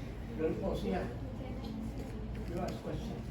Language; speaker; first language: English; non-native, fluent; Indonesian